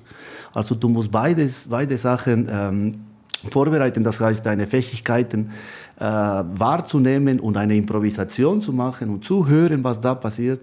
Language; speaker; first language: German; non-native, fluent; Spanish